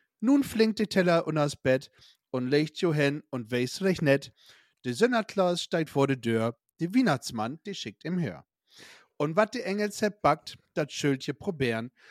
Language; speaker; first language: German; native; German